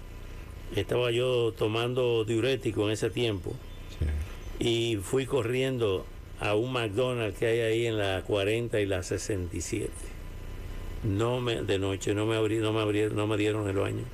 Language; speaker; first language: Spanish; native; Spanish